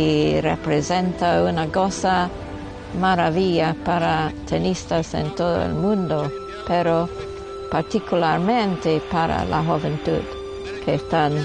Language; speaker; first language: Spanish; non-native, learner; English